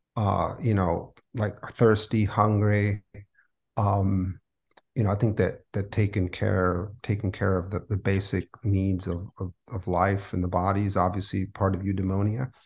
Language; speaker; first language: English; early bilingual, other home language; Spanish